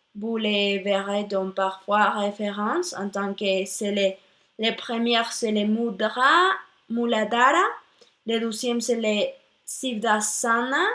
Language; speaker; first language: French; non-native, learner; Spanish